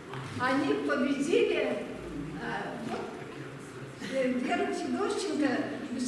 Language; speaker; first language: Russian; non-native, local second language; Tatar